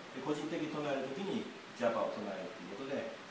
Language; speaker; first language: Japanese; native; Japanese